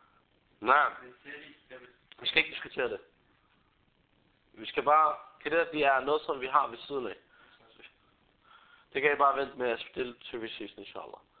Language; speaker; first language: Danish; early bilingual, other home language; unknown